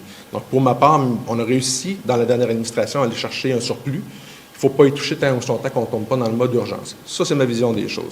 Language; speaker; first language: French; native; French